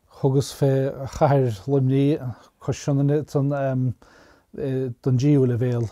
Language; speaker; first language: Irish; native; Irish